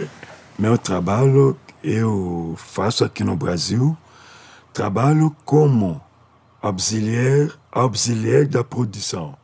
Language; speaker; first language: Portuguese; non-native, learner; Lingala